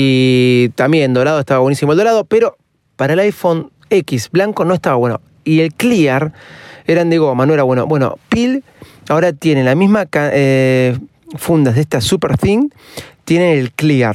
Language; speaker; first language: Spanish; native; Spanish